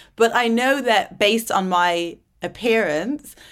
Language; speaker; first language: English; native; English